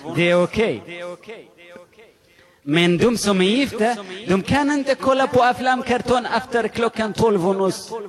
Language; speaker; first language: Swedish; non-native, fluent; Arabic